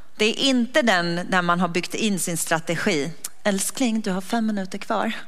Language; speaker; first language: Swedish; early bilingual, other home language; Persian